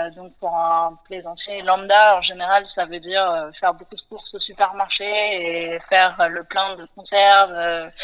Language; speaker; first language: French; native; French